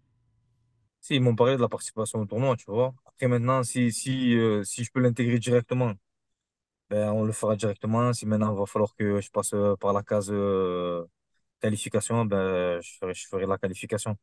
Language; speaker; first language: French; native; French